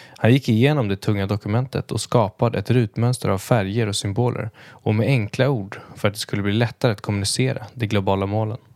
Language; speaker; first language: Swedish; native; Swedish